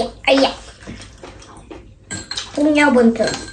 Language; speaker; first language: Vietnamese; early bilingual, heritage; Vietnamese